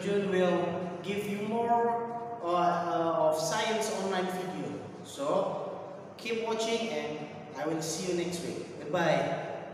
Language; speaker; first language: English; non-native, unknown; Indonesian